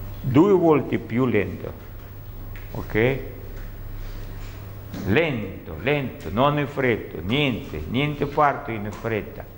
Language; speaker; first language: Italian; non-native, learner; Russian